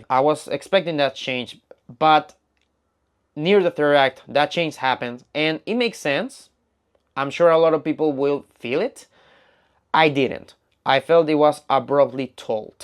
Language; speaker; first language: English; non-native, fluent; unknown